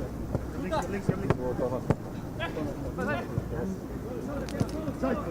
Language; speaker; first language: German; native; German